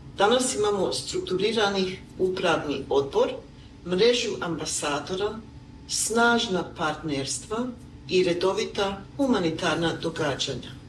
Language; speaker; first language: Croatian; early bilingual, heritage; Croatian